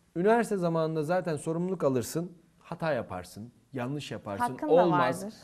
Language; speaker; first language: Turkish; non-native, local second language; Kurdish